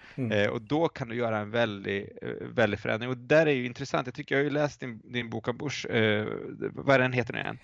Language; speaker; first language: Swedish; native; Swedish